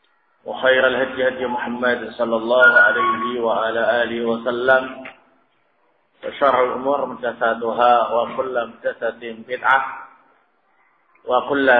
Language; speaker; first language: Arabic; non-native, fluent; Indonesian